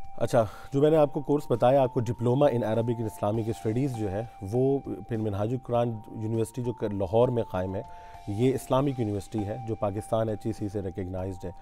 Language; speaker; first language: Urdu; non-native, local second language; Punjabi